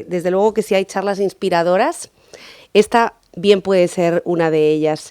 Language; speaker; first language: Spanish; native; Spanish